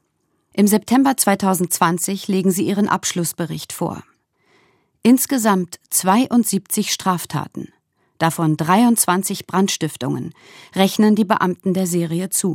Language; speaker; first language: German; native; German